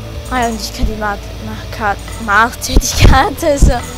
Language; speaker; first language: German; native; German